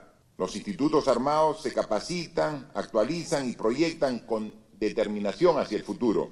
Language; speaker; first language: Spanish; native; Spanish